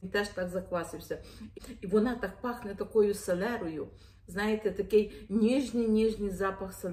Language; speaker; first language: Ukrainian; native; Ukrainian